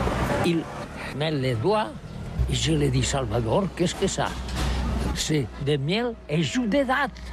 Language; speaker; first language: French; non-native, learner; Catalan